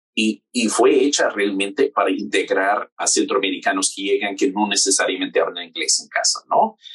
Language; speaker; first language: Spanish; non-native, fluent; English